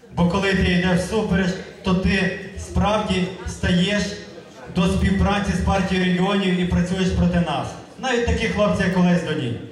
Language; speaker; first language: Ukrainian; native; Ukrainian